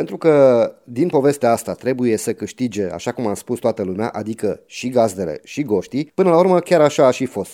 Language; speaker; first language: Romanian; native; Romanian